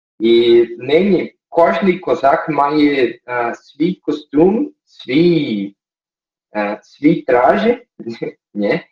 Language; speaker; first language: Ukrainian; early bilingual, heritage; Portuguese